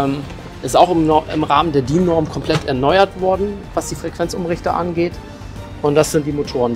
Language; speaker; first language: German; native; German